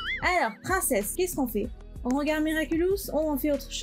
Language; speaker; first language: French; native; French